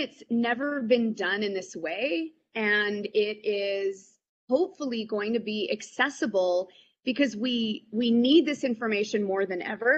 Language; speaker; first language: English; native; English